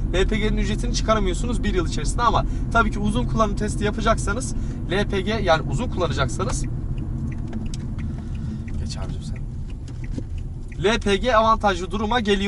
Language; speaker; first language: Turkish; native; Turkish